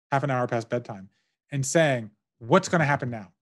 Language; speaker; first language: English; native; English